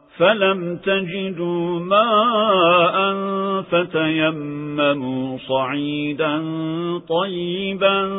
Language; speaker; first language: Arabic; non-native, fluent; Turkish